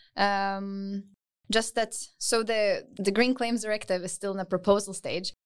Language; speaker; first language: English; non-native, fluent; Lithuanian